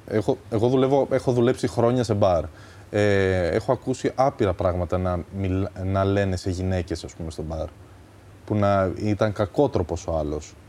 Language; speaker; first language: Greek; early bilingual, other home language; Albanian